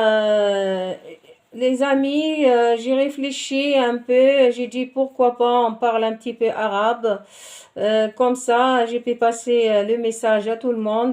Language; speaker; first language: French; non-native, local second language; Arabic